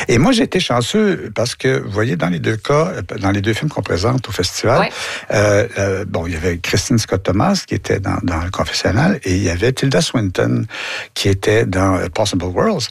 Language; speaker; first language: French; native; French